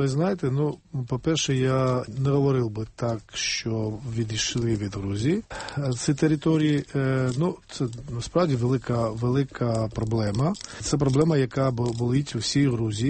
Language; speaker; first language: Ukrainian; non-native, fluent; Georgian